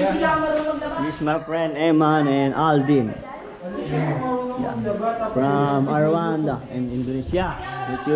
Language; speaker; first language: English; non-native, local second language; Filipino